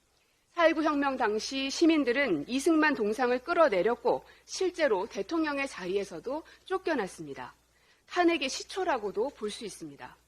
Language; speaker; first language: Korean; native; Korean